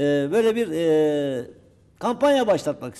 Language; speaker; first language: Turkish; native; Turkish